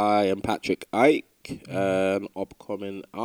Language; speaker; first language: English; non-native, local second language; Igbo